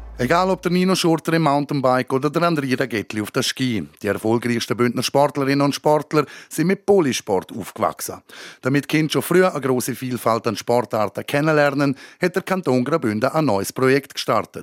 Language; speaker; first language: German; native; German